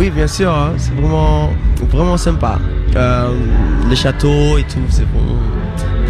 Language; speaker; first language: French; non-native, fluent; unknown